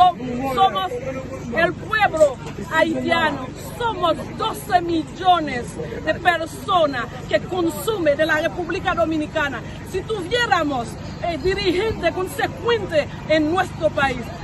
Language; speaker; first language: Spanish; non-native, fluent; Haitian Creole